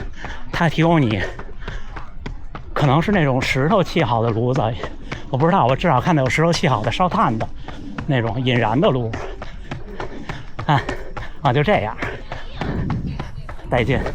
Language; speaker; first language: Chinese; native; Chinese